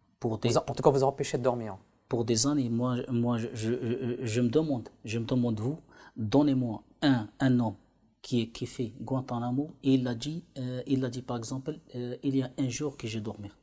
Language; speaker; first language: French; non-native, learner; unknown